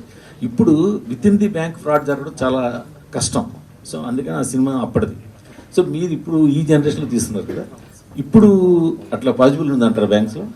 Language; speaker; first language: Telugu; native; Telugu